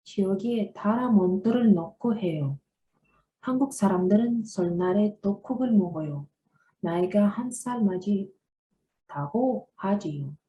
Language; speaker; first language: Korean; non-native, learner; Russian